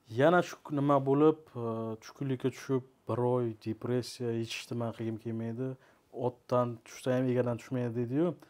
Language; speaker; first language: Uzbek; early bilingual, heritage; Uzbek